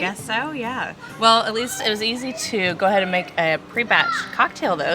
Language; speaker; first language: English; native; English